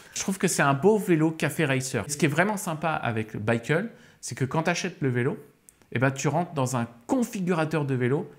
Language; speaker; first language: French; native; French